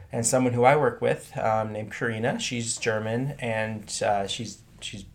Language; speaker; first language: English; early bilingual, other home language; German